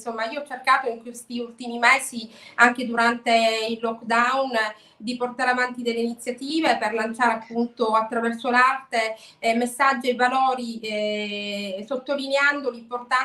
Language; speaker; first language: Italian; native; Italian